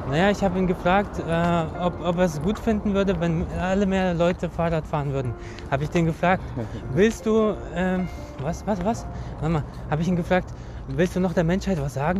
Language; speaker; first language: German; non-native, fluent; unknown